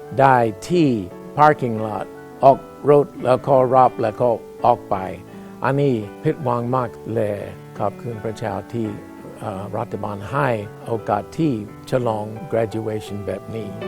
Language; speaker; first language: Thai; non-native, fluent; English